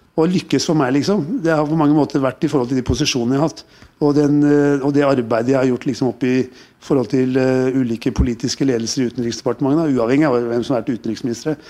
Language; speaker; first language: Norwegian; native; Norwegian